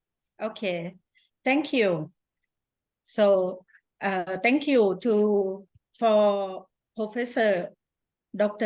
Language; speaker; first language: English; non-native, fluent; Thai